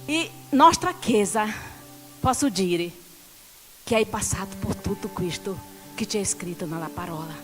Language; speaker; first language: Italian; non-native, learner; Portuguese